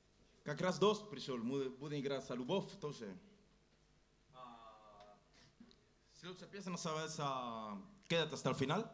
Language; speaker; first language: Russian; early bilingual, heritage; Russian